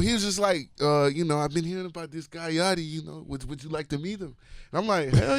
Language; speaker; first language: English; native; English